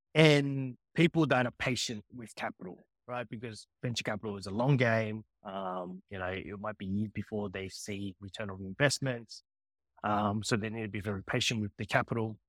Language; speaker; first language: English; native; English